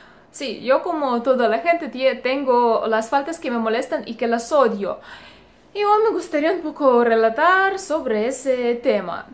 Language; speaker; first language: Spanish; non-native, learner; Russian